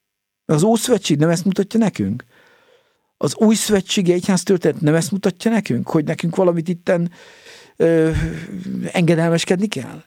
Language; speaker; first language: Hungarian; native; Hungarian